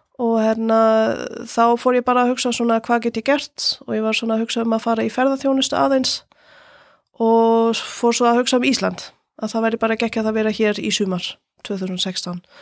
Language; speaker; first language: Icelandic; non-native, fluent; German